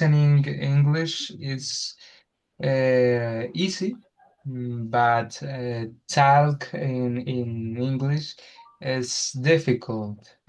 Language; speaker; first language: English; non-native, learner; Spanish